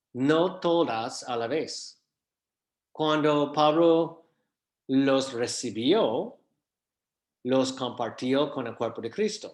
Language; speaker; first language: Spanish; non-native, fluent; English